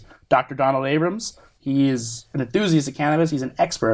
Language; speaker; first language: English; native; English